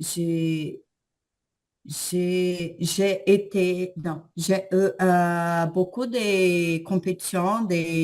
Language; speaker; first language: French; non-native, learner; Portuguese